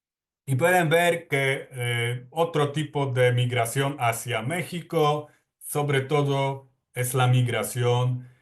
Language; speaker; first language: Spanish; non-native, fluent; Polish